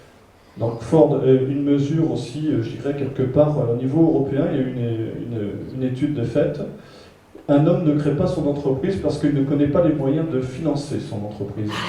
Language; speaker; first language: French; native; French